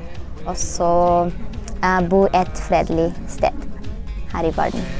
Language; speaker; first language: Norwegian; non-native, learner; Tigrinya